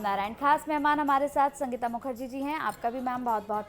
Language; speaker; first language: Hindi; native; Hindi